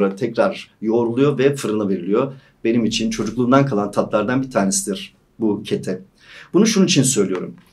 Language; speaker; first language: Turkish; native; Turkish